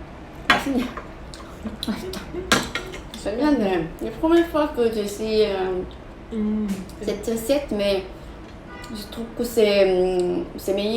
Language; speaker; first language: French; non-native, fluent; Korean